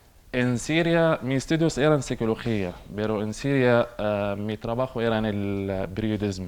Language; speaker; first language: Spanish; non-native, learner; Arabic